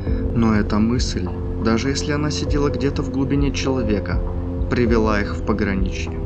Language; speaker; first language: Russian; native; Russian